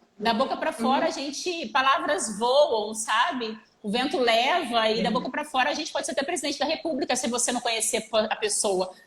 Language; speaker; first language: Portuguese; native; Portuguese